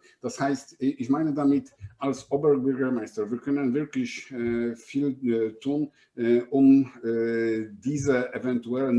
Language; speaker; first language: German; non-native, fluent; Polish